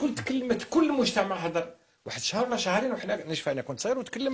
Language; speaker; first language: Arabic; native; Arabic